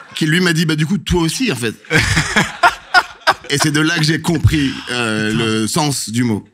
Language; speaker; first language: French; native; French